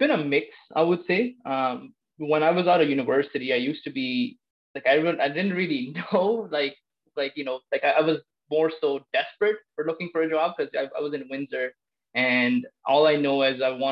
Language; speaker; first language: English; non-native, local second language; Punjabi